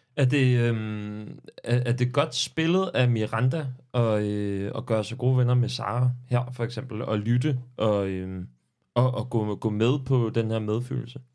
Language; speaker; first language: Danish; native; Danish